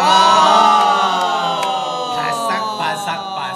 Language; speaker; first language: Korean; non-native, fluent; Vietnamese